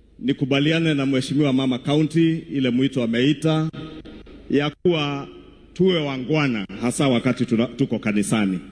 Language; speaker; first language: Swahili; non-native, local second language; Kikuyu